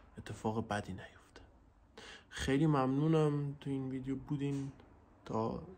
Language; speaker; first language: Persian; non-native, local second language; Central Kurdish